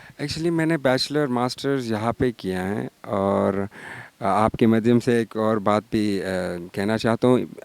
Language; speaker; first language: Hindi; non-native, fluent; Pashto